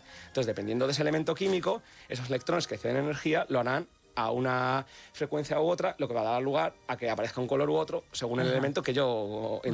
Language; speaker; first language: Spanish; native; Spanish